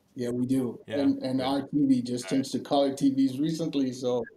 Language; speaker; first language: English; non-native, fluent; French